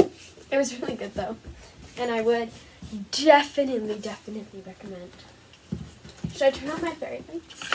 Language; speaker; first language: English; native; English